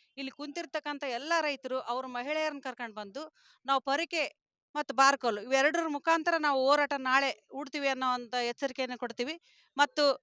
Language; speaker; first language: Kannada; native; Kannada